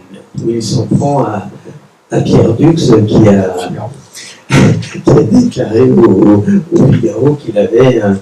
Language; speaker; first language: French; native; French